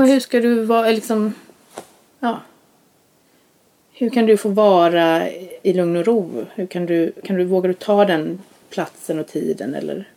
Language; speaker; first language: Swedish; native; Swedish